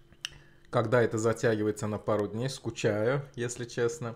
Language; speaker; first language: Russian; non-native, local second language; Azerbaijani